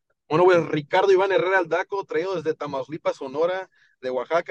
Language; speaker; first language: Spanish; early bilingual, heritage; Spanish